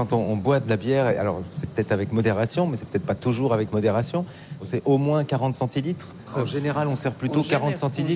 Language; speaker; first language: French; native; French